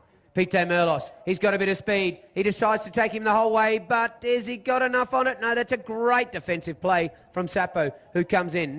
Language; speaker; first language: English; native; English